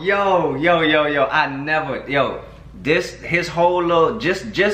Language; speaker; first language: English; native; English